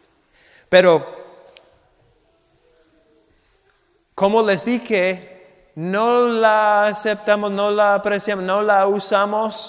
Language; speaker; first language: Spanish; non-native, fluent; English